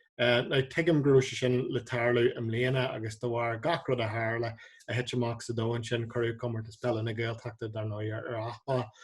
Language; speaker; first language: Irish; non-native, local second language; English